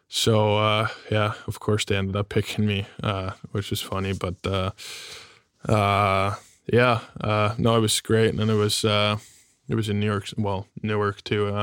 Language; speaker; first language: English; non-native, fluent; German